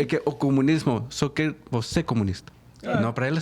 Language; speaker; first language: Portuguese; non-native, fluent; Spanish